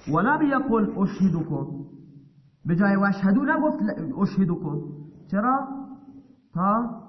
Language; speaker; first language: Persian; non-native, local second language; Baluchi